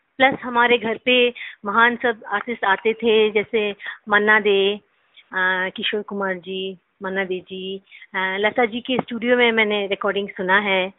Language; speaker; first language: Hindi; non-native, local second language; Bangla